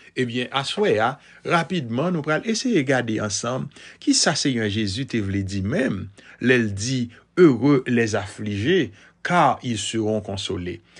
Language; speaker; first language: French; non-native, local second language; Haitian Creole